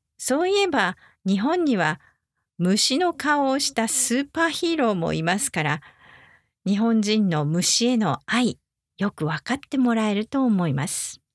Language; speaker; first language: Japanese; native; Japanese